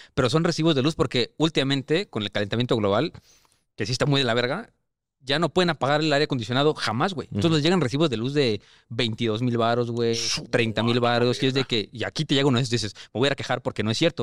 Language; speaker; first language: Spanish; native; Spanish